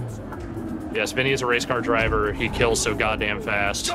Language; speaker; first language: English; native; English